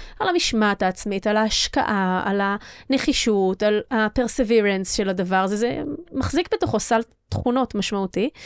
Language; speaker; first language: Hebrew; native; Hebrew